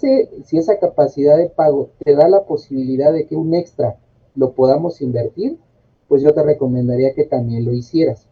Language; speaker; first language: Spanish; native; Spanish